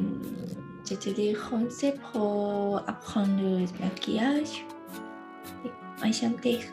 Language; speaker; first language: French; non-native, learner; Japanese